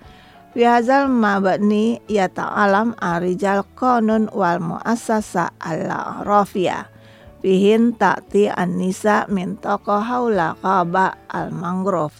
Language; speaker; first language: Arabic; non-native, fluent; Indonesian